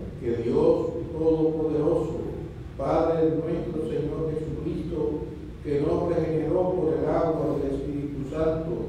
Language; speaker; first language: Spanish; native; Spanish